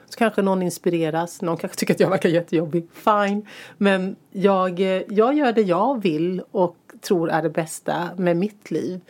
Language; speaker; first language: Swedish; native; Swedish